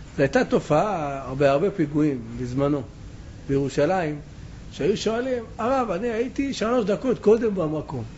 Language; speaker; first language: Hebrew; native; Hebrew